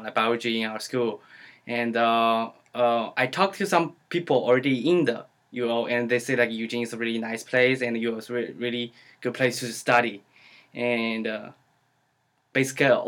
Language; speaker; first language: English; non-native, learner; Chinese